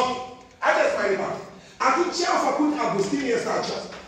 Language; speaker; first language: Romanian; non-native, fluent; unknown